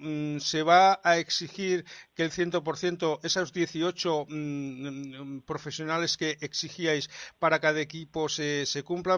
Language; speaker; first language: Spanish; native; Spanish